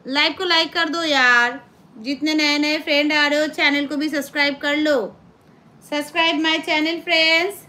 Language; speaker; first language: Hindi; non-native, local second language; Bangla